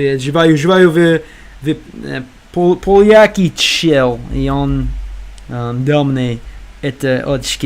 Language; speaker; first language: Russian; non-native, learner; English